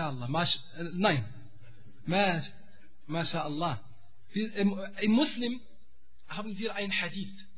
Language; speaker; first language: German; non-native, fluent; Arabic